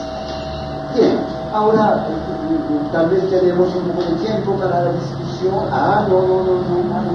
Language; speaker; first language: Spanish; non-native, fluent; French